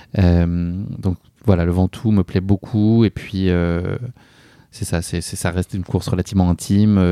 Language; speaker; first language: French; native; French